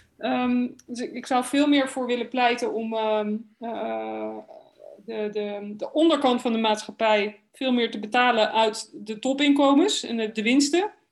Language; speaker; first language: Dutch; native; Dutch